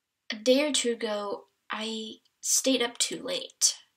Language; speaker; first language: English; native; English